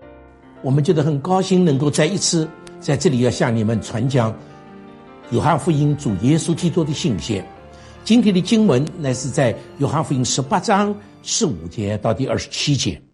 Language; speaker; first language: Chinese; native; Chinese